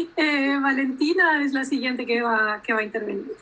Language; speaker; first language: Spanish; native; Spanish